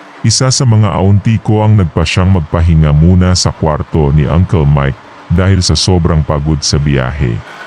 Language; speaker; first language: Filipino; native; Filipino